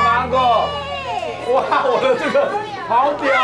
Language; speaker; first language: Chinese; native; Chinese